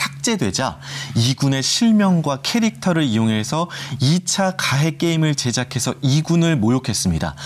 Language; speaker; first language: Korean; native; Korean